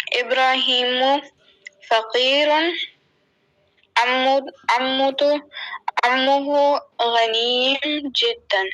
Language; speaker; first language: Arabic; non-native, learner; Urdu